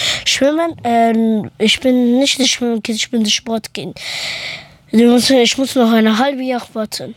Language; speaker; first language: German; early bilingual, other home language; Persian